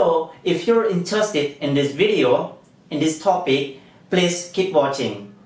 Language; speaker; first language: English; non-native, learner; Indonesian